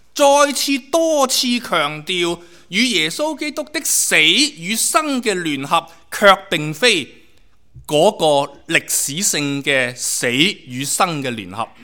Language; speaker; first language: Cantonese; native; Cantonese